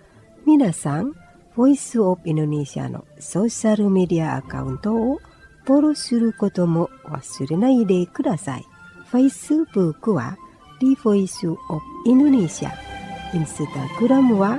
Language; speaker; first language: Japanese; non-native, fluent; Indonesian